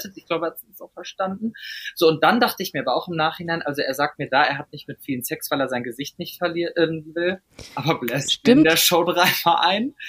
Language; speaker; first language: German; native; German